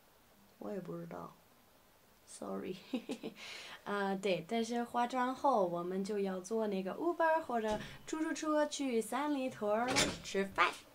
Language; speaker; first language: Chinese; non-native, learner; Norwegian